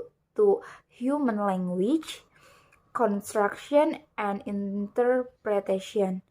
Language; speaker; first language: English; non-native, learner; Indonesian